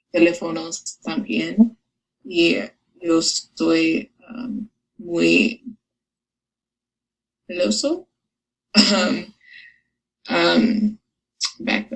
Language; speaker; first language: Spanish; non-native, learner; English